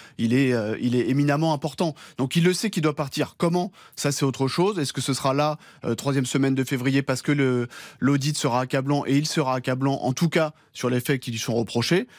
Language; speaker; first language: French; native; French